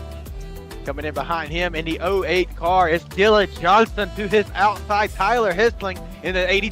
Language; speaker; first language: English; native; English